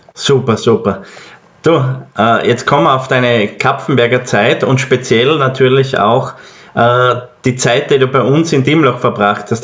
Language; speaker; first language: German; native; German